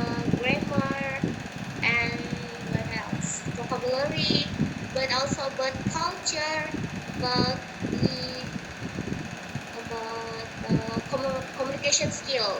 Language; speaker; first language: English; non-native, learner; Indonesian